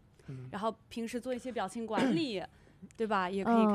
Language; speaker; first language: Chinese; native; Chinese